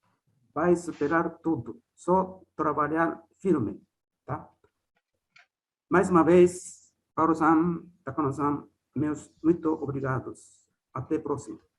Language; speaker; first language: Portuguese; non-native, fluent; Japanese